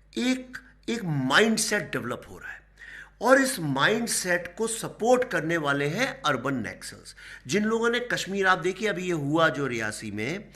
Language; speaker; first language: Hindi; native; Hindi